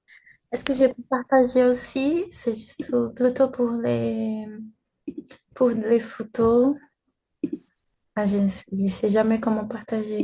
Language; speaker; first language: French; non-native, fluent; Portuguese